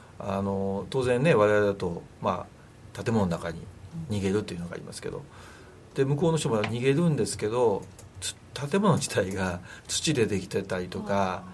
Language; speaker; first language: Japanese; native; Japanese